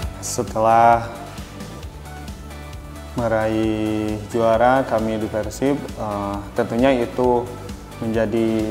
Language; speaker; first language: Indonesian; native; Indonesian